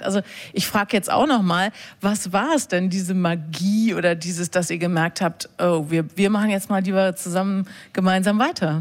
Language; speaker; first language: German; native; German